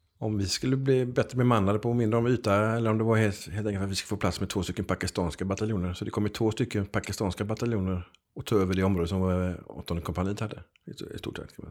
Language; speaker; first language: Swedish; native; Swedish